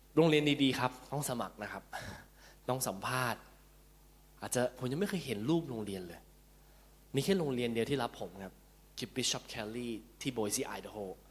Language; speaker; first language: Thai; early bilingual, heritage; Thai